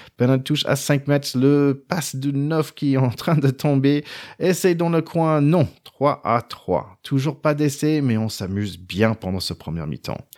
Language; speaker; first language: French; non-native, fluent; English